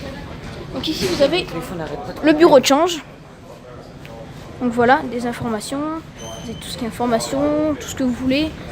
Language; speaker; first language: French; native; French